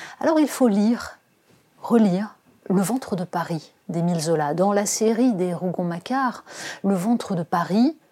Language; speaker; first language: French; native; French